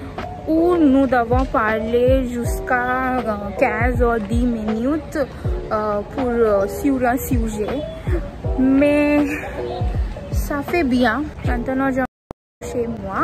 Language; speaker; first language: French; non-native, fluent; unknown